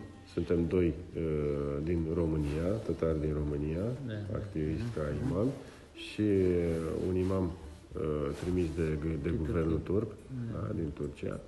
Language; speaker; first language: Romanian; non-native, local second language; Crimean Tatar